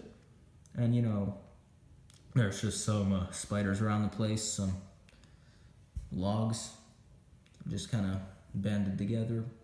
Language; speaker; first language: English; native; English